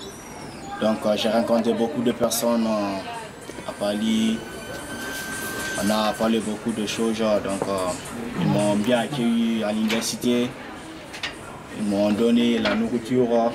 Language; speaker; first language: French; non-native, learner; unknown